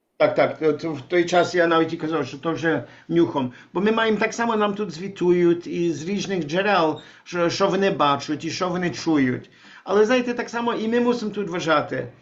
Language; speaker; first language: Ukrainian; early bilingual, heritage; Ukrainian